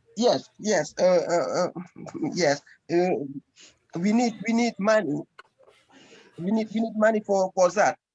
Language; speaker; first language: English; non-native, learner; French